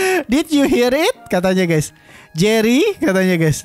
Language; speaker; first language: English; non-native, learner; Indonesian